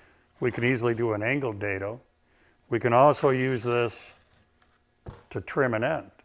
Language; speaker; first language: English; native; English